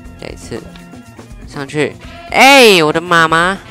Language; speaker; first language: Chinese; native; Chinese